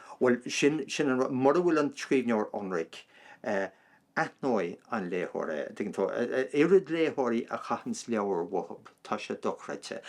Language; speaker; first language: Irish; non-native, local second language; English